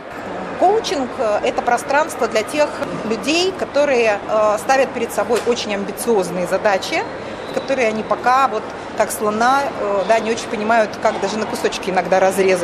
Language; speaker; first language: Russian; native; Russian